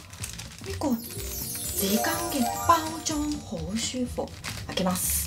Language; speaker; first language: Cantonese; non-native, fluent; Japanese